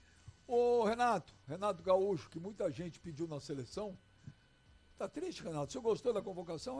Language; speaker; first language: Portuguese; native; Portuguese